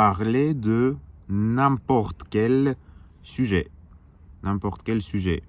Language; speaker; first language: French; non-native, learner; Russian